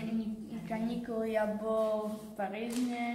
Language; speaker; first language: Russian; non-native, learner; Slovak